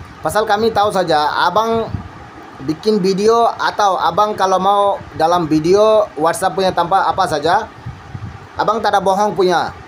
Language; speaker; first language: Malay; non-native, learner; Bangla